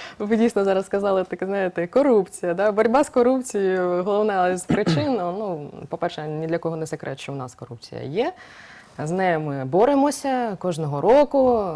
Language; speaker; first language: Ukrainian; native; Ukrainian